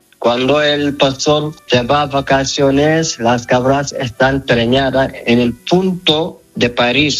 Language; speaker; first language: Spanish; non-native, learner; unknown